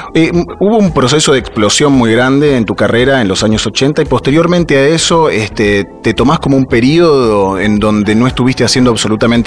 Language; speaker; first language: Spanish; native; Spanish